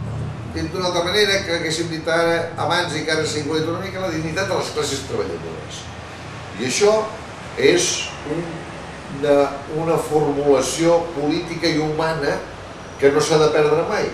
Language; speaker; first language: Catalan; native; Catalan